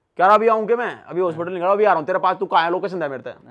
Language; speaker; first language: Hindi; native; Hindi